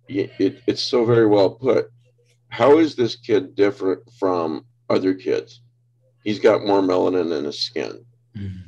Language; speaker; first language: English; native; English